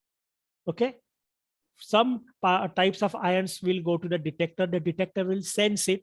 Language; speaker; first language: English; non-native, local second language; Marathi